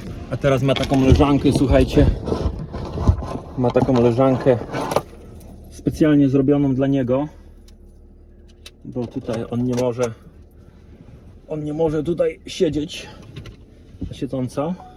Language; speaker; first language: Polish; native; Polish